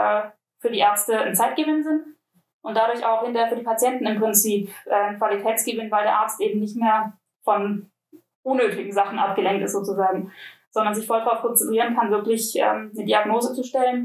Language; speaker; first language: German; native; German